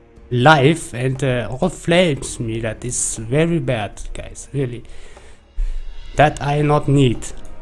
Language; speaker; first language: English; non-native, learner; German